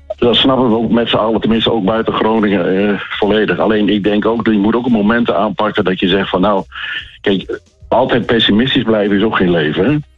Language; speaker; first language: Dutch; native; Dutch